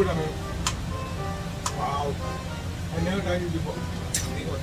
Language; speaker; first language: English; non-native, learner; Sinhala